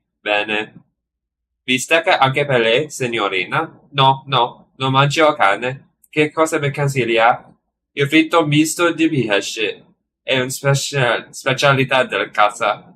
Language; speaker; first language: Italian; non-native, learner; English